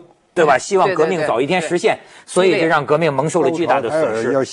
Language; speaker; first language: Chinese; native; Chinese